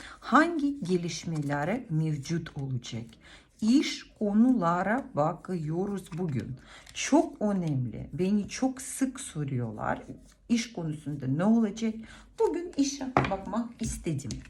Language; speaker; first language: Turkish; non-native, fluent; Russian